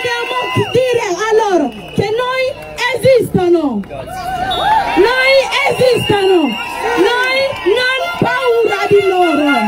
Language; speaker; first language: Italian; non-native, learner; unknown